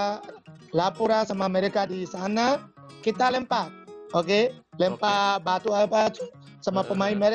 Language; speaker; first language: Indonesian; non-native, fluent; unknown